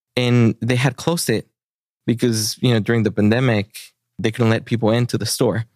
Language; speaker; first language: English; early bilingual, other home language; Spanish